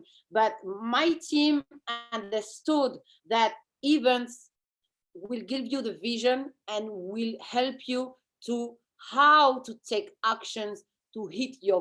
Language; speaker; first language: English; non-native, fluent; French